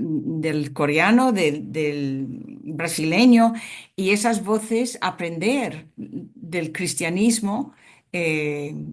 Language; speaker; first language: Spanish; non-native, fluent; English